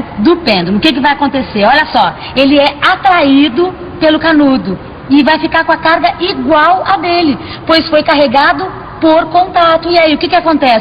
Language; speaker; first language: Portuguese; native; Portuguese